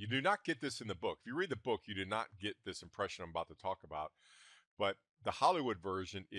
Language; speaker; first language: English; native; English